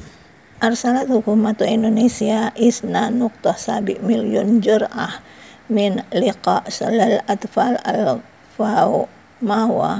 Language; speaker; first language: Arabic; non-native, fluent; Indonesian